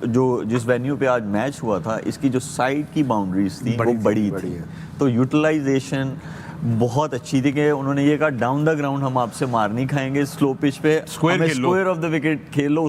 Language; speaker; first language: Urdu; native; Urdu